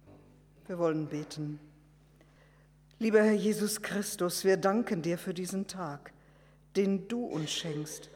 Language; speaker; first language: German; native; German